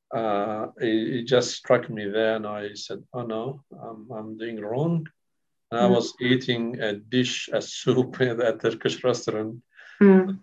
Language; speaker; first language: English; non-native, fluent; Kurdish